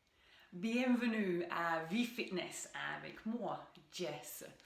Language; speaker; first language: French; non-native, fluent; English